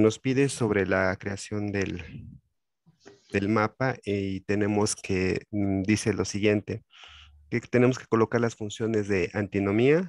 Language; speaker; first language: Spanish; native; Spanish